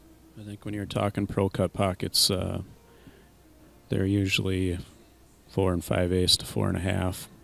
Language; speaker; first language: English; native; English